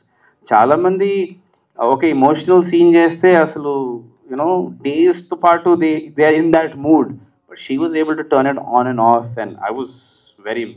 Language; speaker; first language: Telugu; native; Telugu